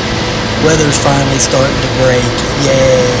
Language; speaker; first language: English; native; English